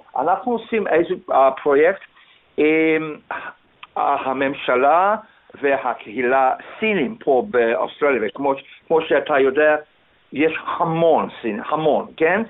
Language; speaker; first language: Hebrew; non-native, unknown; English